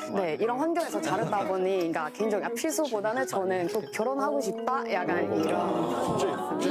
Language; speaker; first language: Korean; non-native, fluent; Chinese